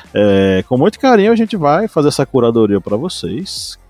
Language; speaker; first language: Portuguese; native; Portuguese